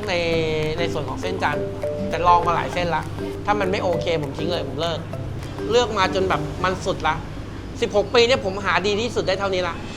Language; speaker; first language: Thai; native; Thai